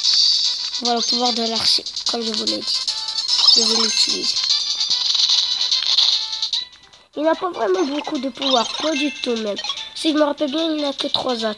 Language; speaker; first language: French; native; French